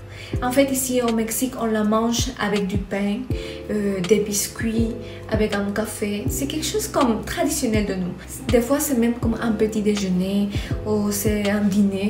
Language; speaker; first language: French; non-native, fluent; Spanish